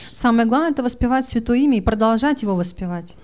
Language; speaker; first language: Russian; native; Russian